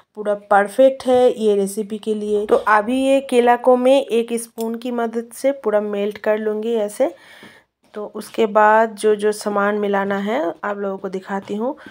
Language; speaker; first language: Hindi; non-native, local second language; Bangla